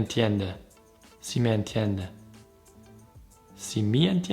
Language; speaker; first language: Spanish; non-native, learner; German